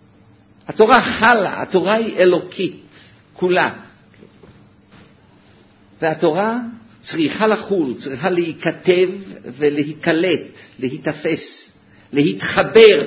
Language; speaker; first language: Hebrew; native; Hebrew